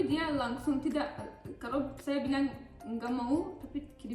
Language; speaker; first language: Indonesian; non-native, learner; Turkish